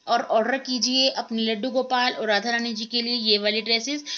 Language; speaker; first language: Hindi; native; Hindi